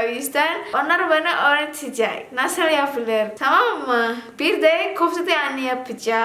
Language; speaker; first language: Turkish; non-native, learner; Indonesian